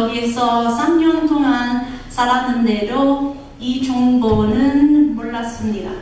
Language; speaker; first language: Korean; non-native, learner; English